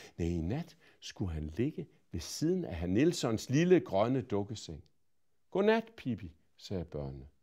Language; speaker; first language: Danish; native; Danish